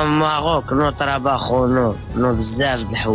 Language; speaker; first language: Spanish; non-native, learner; Arabic